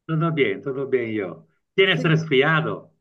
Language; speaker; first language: Spanish; non-native, learner; Italian